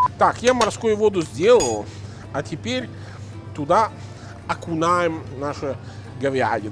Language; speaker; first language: Russian; non-native, fluent; Italian